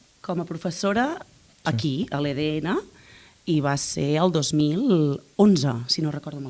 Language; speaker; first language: Catalan; native; Catalan